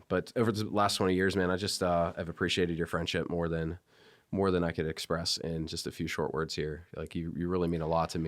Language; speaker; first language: English; native; English